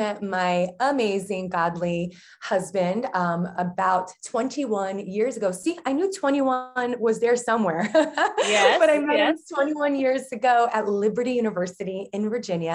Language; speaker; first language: English; native; English